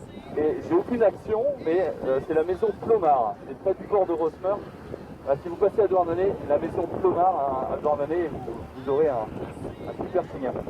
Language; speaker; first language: French; native; French